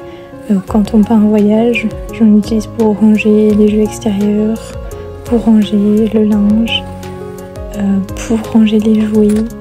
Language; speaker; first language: French; native; French